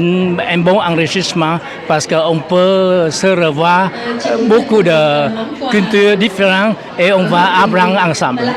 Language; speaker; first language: French; non-native, fluent; Vietnamese